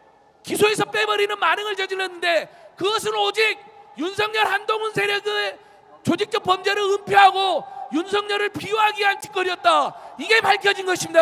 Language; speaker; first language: Korean; native; Korean